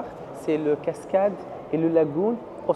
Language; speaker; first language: French; non-native, learner; Arabic